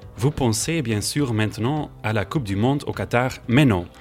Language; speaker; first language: French; native; French